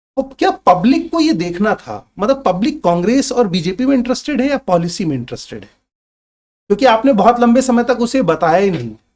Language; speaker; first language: Hindi; native; Hindi